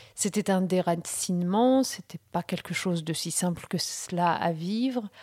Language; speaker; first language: French; early bilingual, other home language; Riffian